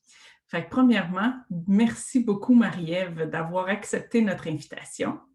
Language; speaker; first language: French; native; French